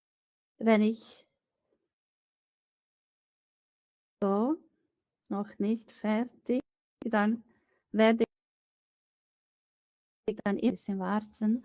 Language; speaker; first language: German; non-native, fluent; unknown